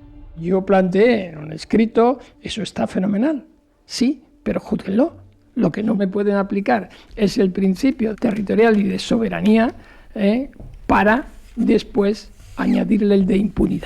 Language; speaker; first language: Spanish; native; Spanish